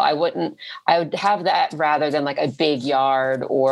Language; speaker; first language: English; native; English